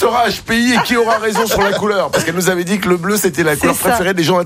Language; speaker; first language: French; native; French